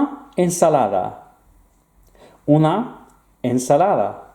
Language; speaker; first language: Spanish; non-native, fluent; English